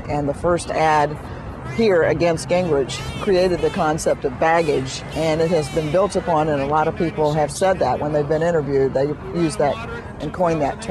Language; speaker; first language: English; native; English